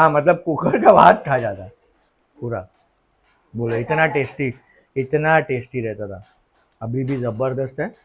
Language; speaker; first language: Hindi; non-native, local second language; Marathi